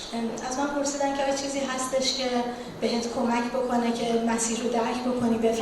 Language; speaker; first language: Persian; native; Persian